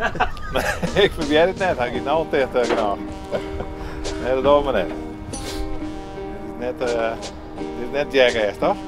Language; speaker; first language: Dutch; non-native, local second language; Western Frisian